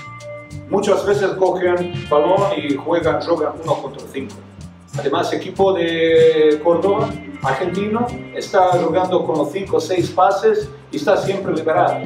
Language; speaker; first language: Spanish; non-native, fluent; Serbian